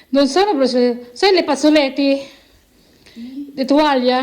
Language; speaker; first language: Italian; non-native, learner; Filipino